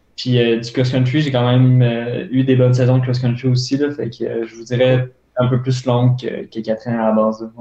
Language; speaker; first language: French; native; French